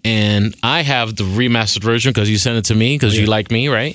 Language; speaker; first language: English; early bilingual, other home language; Spanish